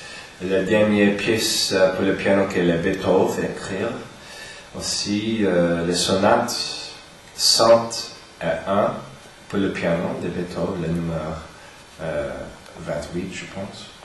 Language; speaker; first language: French; non-native, learner; English